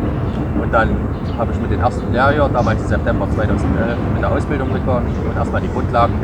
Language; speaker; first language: German; native; German